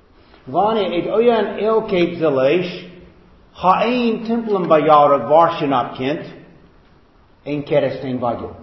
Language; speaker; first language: Hungarian; non-native, fluent; English